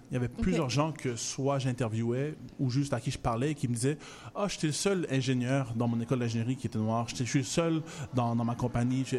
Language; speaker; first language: French; native; French